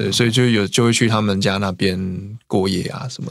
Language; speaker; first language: Chinese; native; Chinese